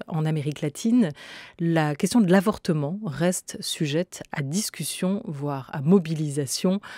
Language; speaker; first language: French; native; French